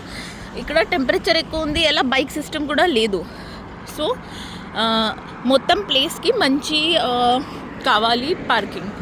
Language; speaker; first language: Telugu; non-native, learner; Marathi